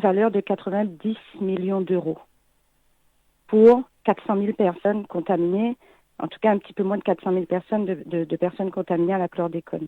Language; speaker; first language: French; native; French